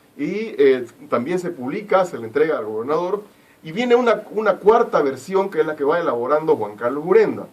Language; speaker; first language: Spanish; native; Spanish